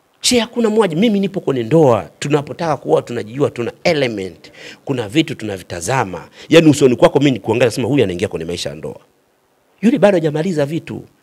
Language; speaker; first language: Swahili; native; Swahili